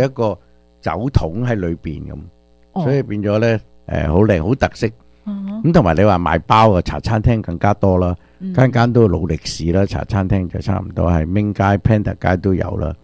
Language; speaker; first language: Chinese; early bilingual, other home language; Cantonese